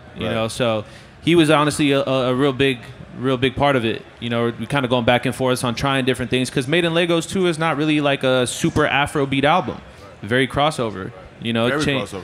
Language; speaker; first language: English; native; English